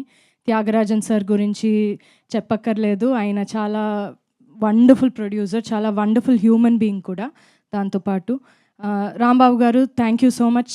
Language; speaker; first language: Telugu; non-native, fluent; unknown